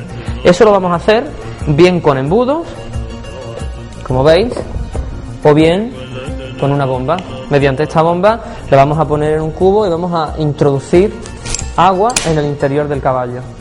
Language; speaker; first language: Spanish; native; Spanish